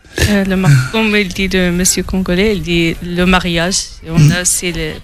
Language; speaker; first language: French; non-native, local second language; Arabic